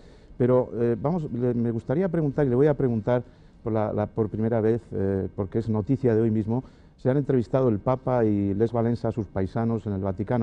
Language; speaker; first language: Spanish; native; Spanish